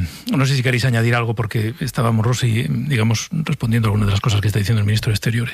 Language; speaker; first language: Spanish; native; Spanish